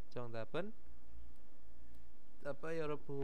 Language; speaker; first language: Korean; non-native, fluent; Indonesian